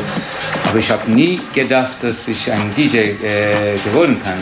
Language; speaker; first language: German; non-native, learner; Turkish